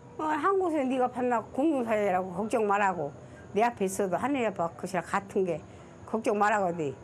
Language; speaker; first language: Korean; native; Korean